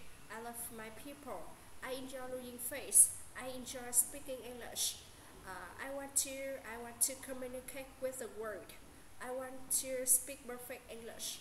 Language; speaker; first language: English; non-native, learner; Vietnamese